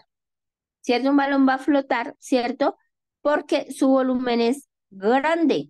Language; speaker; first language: Spanish; native; Spanish